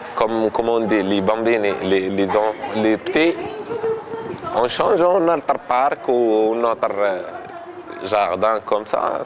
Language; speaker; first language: French; non-native, learner; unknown